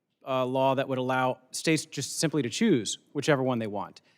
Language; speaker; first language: English; native; English